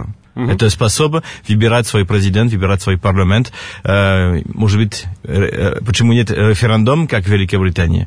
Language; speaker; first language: Russian; non-native, fluent; French